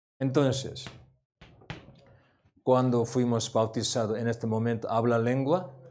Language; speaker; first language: Spanish; non-native, learner; Korean